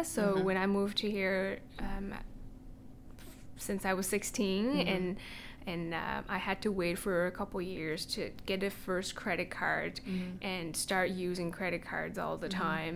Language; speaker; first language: English; non-native, fluent; Chinese